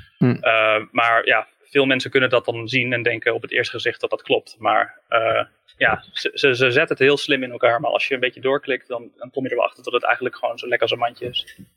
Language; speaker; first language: Dutch; native; Dutch